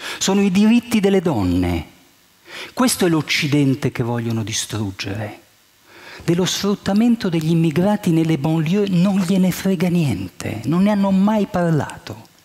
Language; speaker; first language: Italian; early bilingual, heritage; Italian